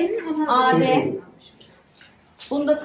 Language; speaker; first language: Turkish; native; Turkish